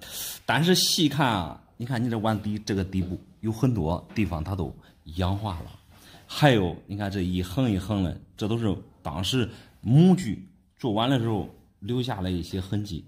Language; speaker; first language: Chinese; native; Chinese